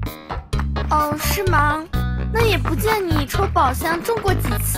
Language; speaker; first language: Chinese; native; Chinese